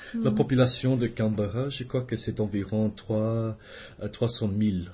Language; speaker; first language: French; non-native, fluent; English